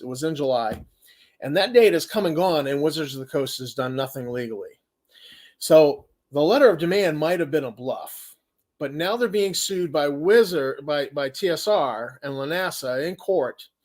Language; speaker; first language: English; native; English